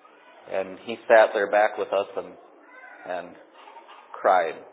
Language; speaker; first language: English; native; English